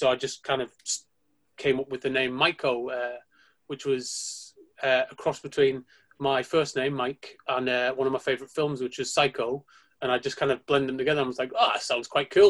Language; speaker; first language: English; native; English